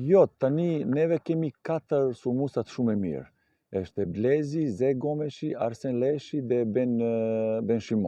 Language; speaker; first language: Albanian; non-native, learner; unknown